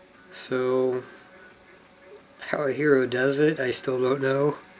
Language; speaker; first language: English; native; English